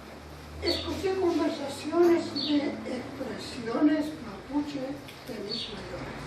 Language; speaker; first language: Spanish; non-native, local second language; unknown